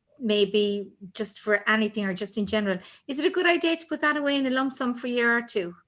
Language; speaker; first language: English; native; English